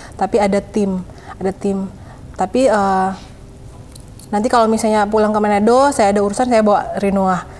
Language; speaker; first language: Indonesian; native; Indonesian